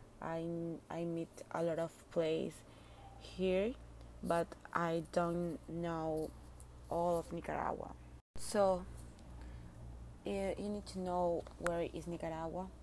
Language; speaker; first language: English; non-native, learner; Spanish